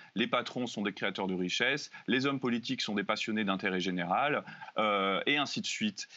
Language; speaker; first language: French; native; French